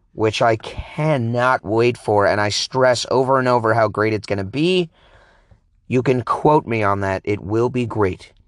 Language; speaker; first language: English; native; English